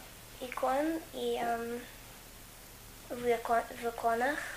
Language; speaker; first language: Russian; non-native, fluent; English